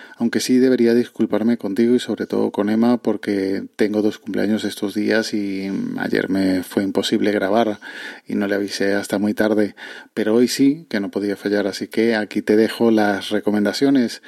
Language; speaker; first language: Spanish; native; Spanish